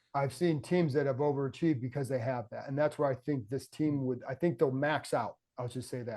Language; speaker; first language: English; native; English